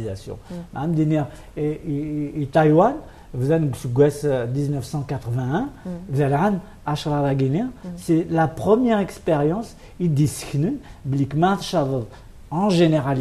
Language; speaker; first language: French; non-native, local second language; Arabic